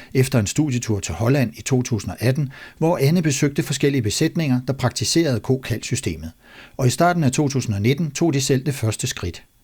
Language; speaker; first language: Danish; native; Danish